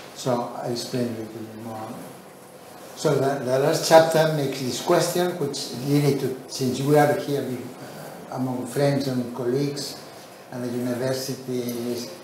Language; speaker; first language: English; non-native, fluent; Catalan